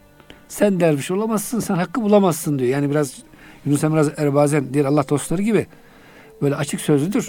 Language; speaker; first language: Turkish; native; Turkish